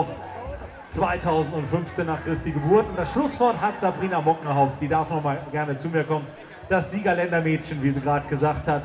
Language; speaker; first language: German; native; German